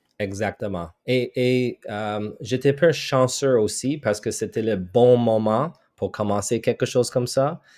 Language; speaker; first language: French; non-native, local second language; English